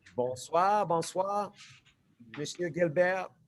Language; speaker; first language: French; non-native, learner; English